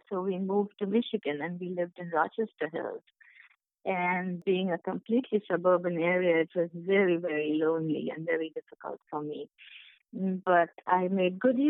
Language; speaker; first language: English; non-native, local second language; Bangla